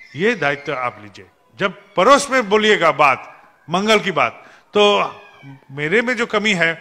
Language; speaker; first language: Hindi; non-native, local second language; Bangla